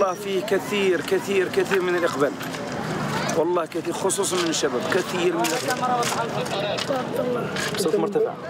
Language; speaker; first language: Arabic; early bilingual, heritage; Arabic